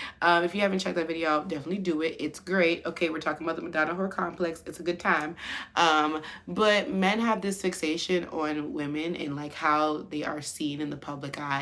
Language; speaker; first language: English; native; English